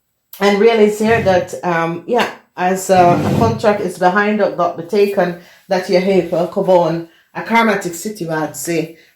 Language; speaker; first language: Dutch; non-native, fluent; English